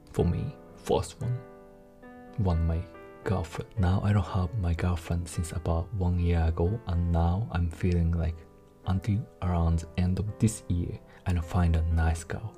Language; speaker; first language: English; non-native, fluent; Japanese